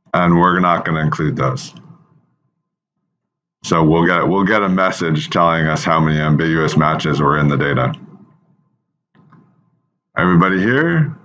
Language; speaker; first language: English; native; English